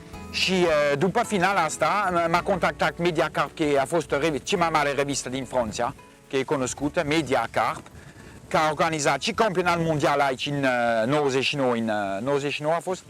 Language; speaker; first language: Romanian; non-native, learner; French